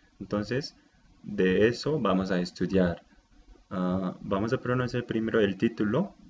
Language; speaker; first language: Spanish; non-native, fluent; Japanese